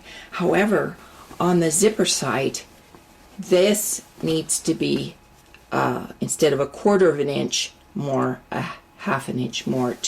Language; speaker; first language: English; native; English